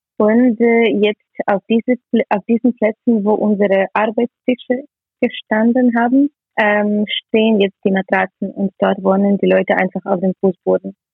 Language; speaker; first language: German; non-native, learner; Ukrainian